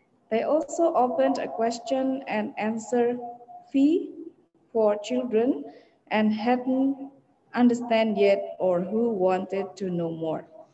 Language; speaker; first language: English; non-native, fluent; Indonesian